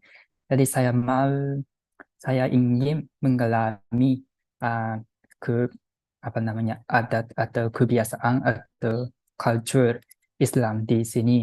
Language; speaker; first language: Indonesian; non-native, fluent; Japanese